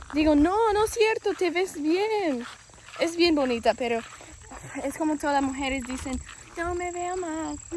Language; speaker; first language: Spanish; non-native, fluent; English